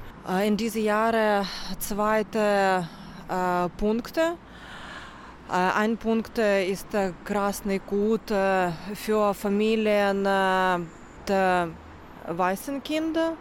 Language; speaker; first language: German; non-native, learner; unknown